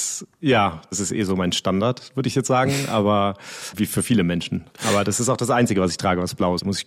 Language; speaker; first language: German; native; German